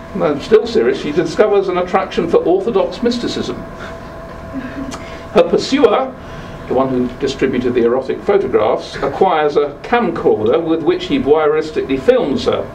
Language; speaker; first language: English; native; English